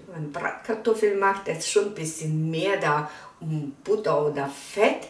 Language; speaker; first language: German; non-native, fluent; Russian